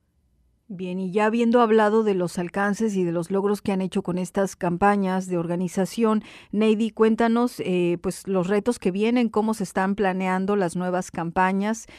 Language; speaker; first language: Spanish; native; Spanish